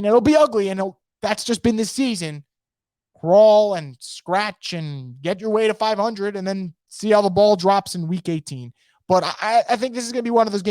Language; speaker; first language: English; native; English